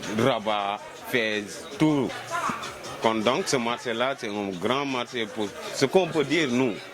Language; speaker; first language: French; non-native, local second language; Wolof